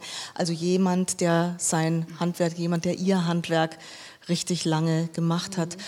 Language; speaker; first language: German; native; German